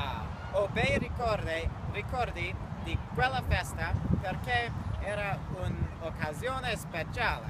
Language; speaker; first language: Italian; non-native, learner; English